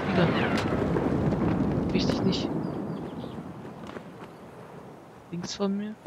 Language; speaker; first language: German; native; German